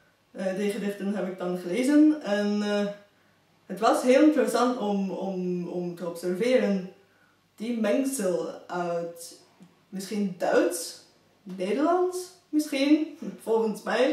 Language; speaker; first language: Dutch; non-native, fluent; Bulgarian